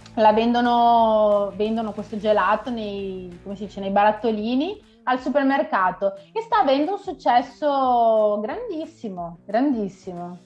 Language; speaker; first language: Italian; native; Italian